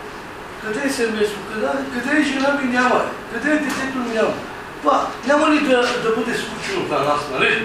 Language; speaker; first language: Bulgarian; non-native, local second language; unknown